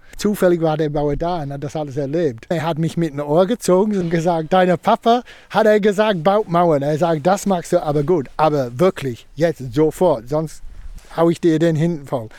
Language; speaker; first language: German; non-native, fluent; English